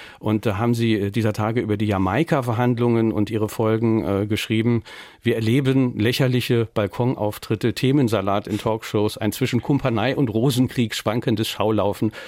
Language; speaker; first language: German; native; German